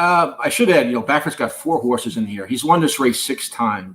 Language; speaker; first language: English; native; English